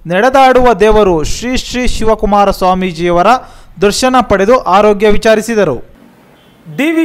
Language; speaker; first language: Kannada; native; Kannada